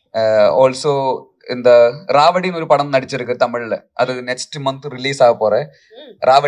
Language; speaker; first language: Tamil; non-native, local second language; Malayalam